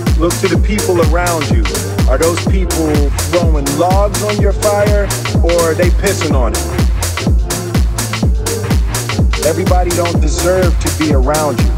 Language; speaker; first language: English; native; English